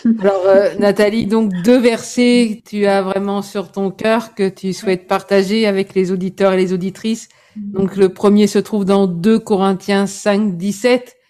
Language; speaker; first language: French; native; French